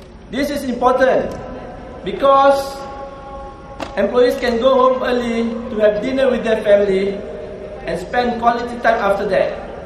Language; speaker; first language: English; non-native, local second language; Malay